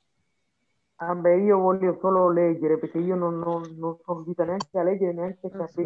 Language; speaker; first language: Italian; non-native, fluent; Spanish